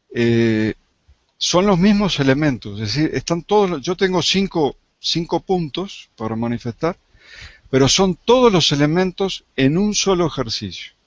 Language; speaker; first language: Spanish; native; Spanish